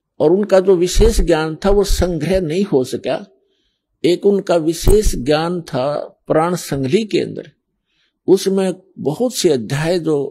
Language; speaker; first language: Hindi; native; Hindi